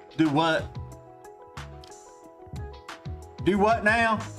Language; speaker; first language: English; native; English